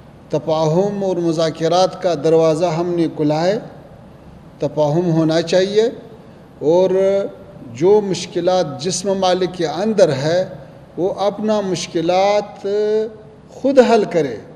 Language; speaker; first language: Hindi; non-native, fluent; Pashto